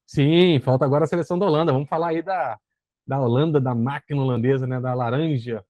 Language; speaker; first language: Portuguese; native; Portuguese